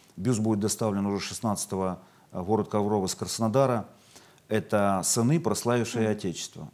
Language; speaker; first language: Russian; native; Russian